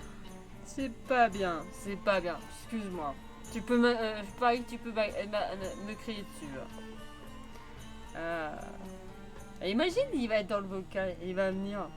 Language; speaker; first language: French; native; French